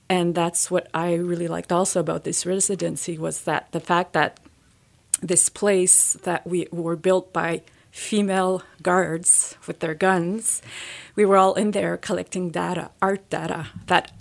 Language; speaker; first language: English; native; English